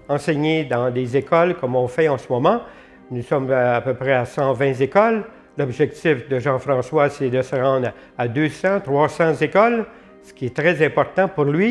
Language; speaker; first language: French; native; French